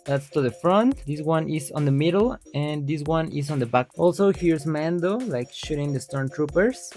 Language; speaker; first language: English; non-native, local second language; Spanish